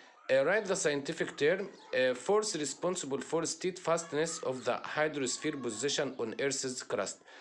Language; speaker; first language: English; non-native, fluent; Arabic